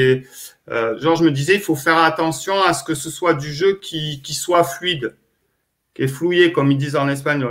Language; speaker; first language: French; native; French